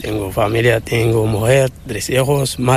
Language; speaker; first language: Spanish; non-native, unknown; Arabic